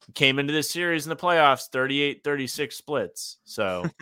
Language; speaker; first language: English; native; English